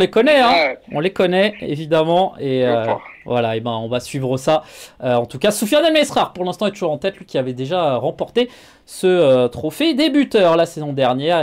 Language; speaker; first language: French; native; French